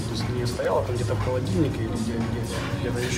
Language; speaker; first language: Russian; native; Russian